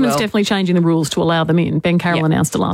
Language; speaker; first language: English; native; English